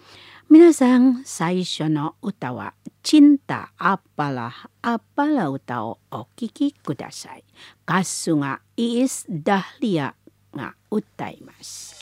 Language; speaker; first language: Japanese; non-native, fluent; Indonesian